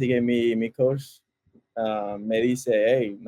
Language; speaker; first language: Spanish; early bilingual, heritage; English